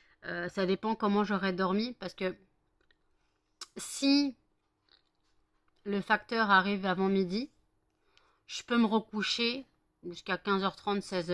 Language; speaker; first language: French; native; French